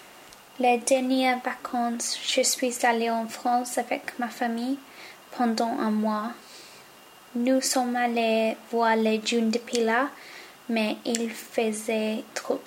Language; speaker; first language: French; non-native, learner; English